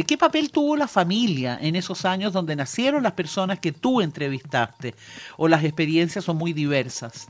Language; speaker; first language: Spanish; native; Spanish